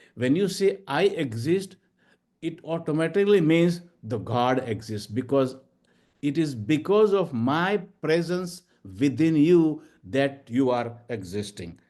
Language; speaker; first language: English; non-native, local second language; Gujarati